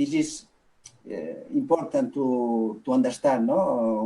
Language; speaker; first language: English; non-native, local second language; Catalan